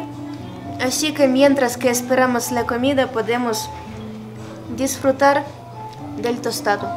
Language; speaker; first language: Spanish; non-native, fluent; Ukrainian